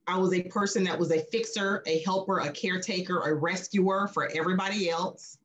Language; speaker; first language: English; native; English